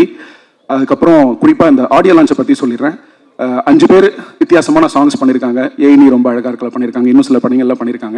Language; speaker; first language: Tamil; native; Tamil